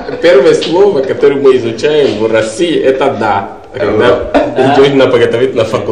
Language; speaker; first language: Russian; non-native, learner; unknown